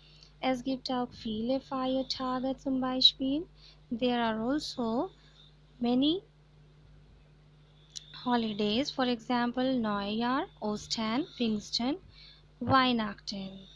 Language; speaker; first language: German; non-native, fluent; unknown